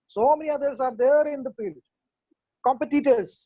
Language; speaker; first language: English; non-native, local second language; Malayalam